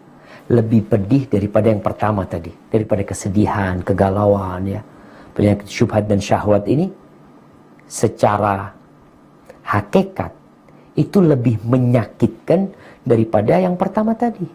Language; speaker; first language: Indonesian; native; Indonesian